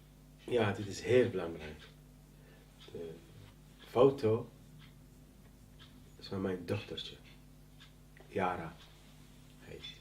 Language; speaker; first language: Dutch; non-native, learner; Arabic